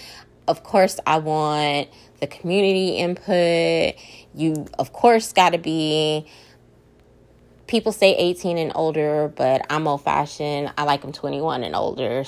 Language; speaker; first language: English; native; English